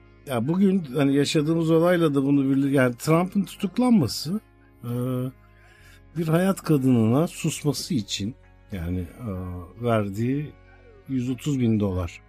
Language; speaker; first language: Turkish; native; Turkish